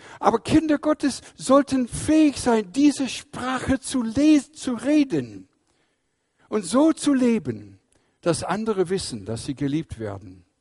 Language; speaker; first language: German; non-native, fluent; English